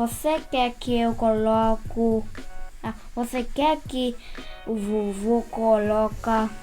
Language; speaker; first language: Portuguese; early bilingual, heritage; Portuguese